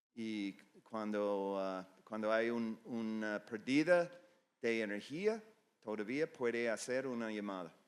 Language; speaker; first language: Spanish; non-native, fluent; English